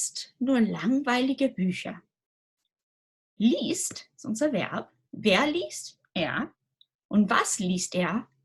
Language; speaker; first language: German; non-native, fluent; English